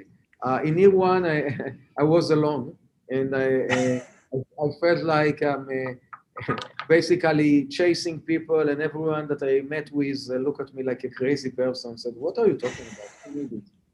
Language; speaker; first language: English; non-native, fluent; Hebrew